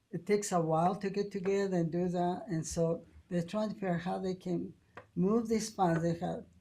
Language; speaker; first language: English; non-native, fluent; Spanish